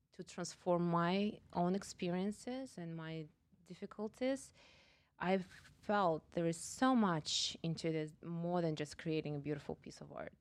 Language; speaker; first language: English; non-native, fluent; Russian